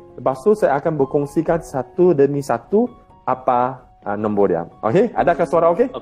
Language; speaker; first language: Malay; non-native, local second language; Chinese